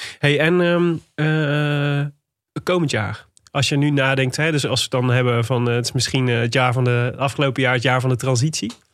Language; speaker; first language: Dutch; native; Dutch